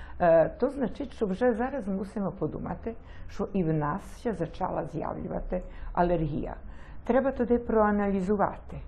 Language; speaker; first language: Ukrainian; early bilingual, heritage; Ukrainian